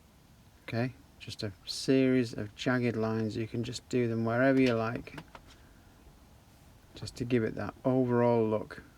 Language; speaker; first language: English; native; English